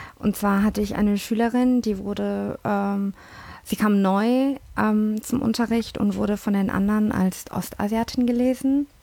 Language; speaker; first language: German; early bilingual, other home language; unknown